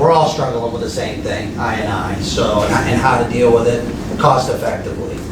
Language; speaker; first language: English; native; English